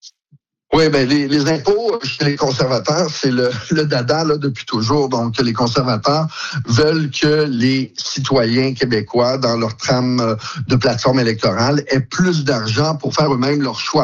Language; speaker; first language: French; native; French